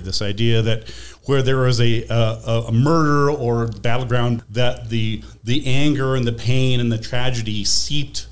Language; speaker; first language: English; native; English